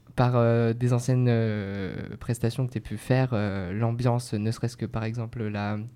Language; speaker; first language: French; native; French